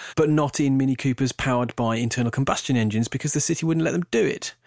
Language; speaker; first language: English; native; English